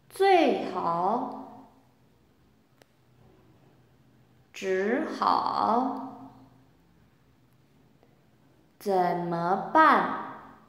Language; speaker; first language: Chinese; non-native, fluent; Indonesian